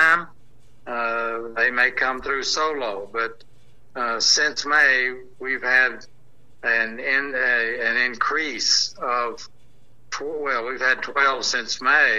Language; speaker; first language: English; native; English